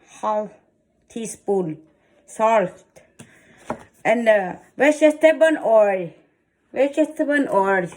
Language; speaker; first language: English; non-native, learner; Thai